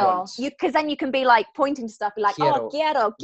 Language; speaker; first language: English; native; English